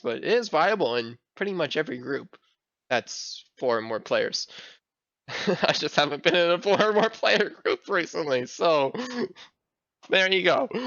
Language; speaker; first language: English; native; English